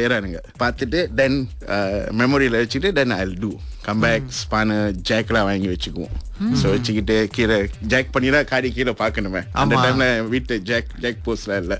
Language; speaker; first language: Tamil; early bilingual, heritage; Tamil